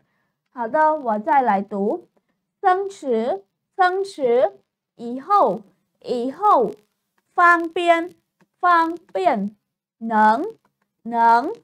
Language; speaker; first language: Chinese; non-native, fluent; Khmer